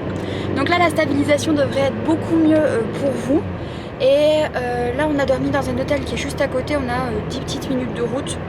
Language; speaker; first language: French; native; French